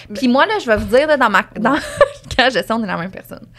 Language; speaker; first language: French; native; French